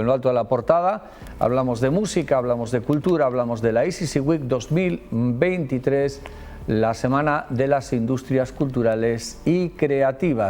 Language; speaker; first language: Spanish; native; Spanish